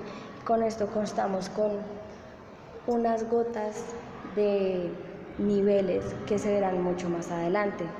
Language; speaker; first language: Spanish; native; Spanish